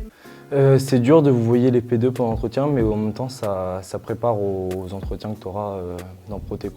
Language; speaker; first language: French; native; French